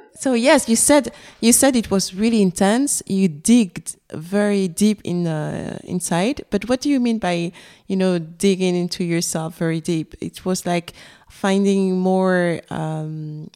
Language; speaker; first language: English; non-native, fluent; French